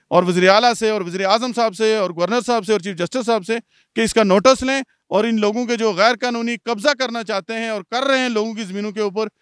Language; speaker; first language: Urdu; non-native, local second language; Punjabi